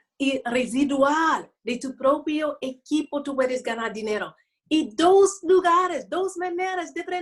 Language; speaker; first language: Spanish; non-native, learner; English